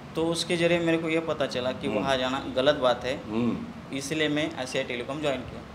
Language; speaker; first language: Hindi; non-native, local second language; Marathi